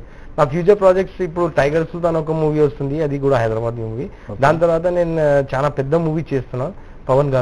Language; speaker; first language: Telugu; non-native, local second language; Urdu